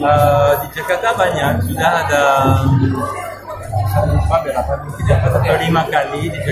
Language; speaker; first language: Indonesian; non-native, fluent; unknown